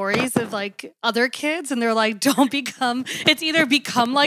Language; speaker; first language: English; native; English